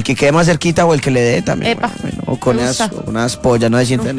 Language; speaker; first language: Spanish; native; Spanish